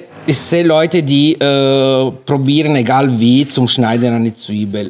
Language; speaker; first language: German; non-native, fluent; Italian